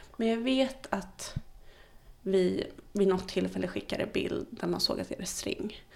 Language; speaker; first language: Swedish; native; Swedish